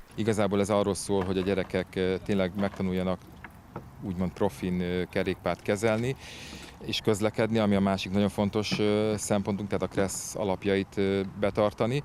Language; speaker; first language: Hungarian; native; Hungarian